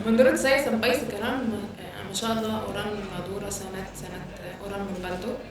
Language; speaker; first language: Indonesian; non-native, learner; Arabic